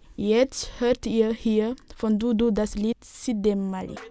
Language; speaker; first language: German; non-native, learner; Wolof